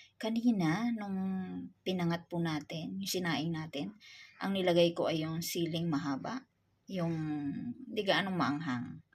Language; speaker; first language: Filipino; non-native, local second language; Iloko